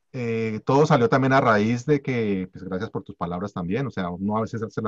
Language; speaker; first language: Spanish; native; Spanish